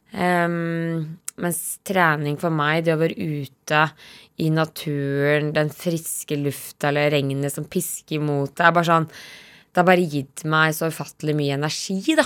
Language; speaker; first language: Norwegian; native; Norwegian